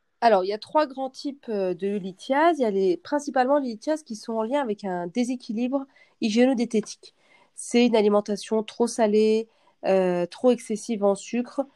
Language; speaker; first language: French; native; French